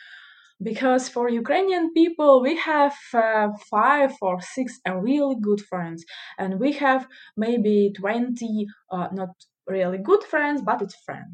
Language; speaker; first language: English; non-native, learner; Russian